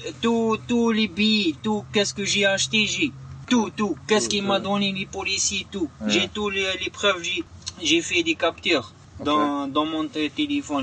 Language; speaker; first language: French; non-native, learner; Arabic